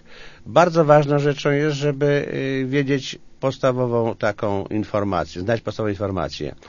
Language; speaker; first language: Polish; native; Polish